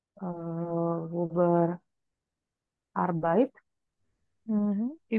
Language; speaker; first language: German; non-native, learner; Indonesian